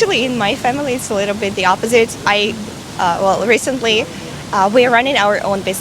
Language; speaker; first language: English; non-native, fluent; Russian